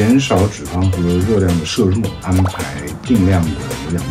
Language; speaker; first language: Chinese; native; Chinese